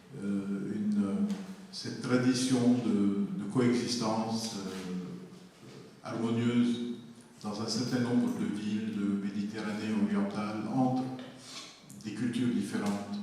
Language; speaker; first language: French; non-native, local second language; Arabic